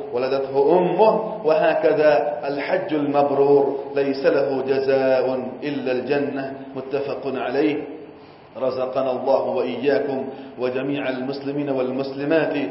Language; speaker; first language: Arabic; non-native, fluent; Gujarati